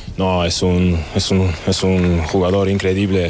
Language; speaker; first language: Spanish; non-native, learner; German